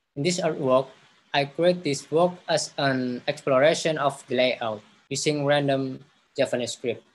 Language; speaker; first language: English; non-native, learner; Javanese